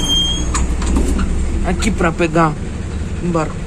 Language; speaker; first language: Portuguese; non-native, fluent; Ukrainian